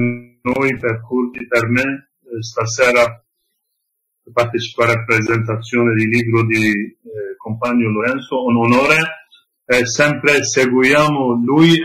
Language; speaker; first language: Italian; non-native, learner; Kurdish